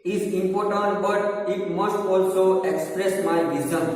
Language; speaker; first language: English; non-native, local second language; Gujarati